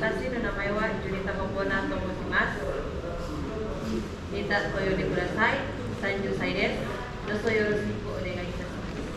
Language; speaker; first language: Japanese; non-native, learner; Indonesian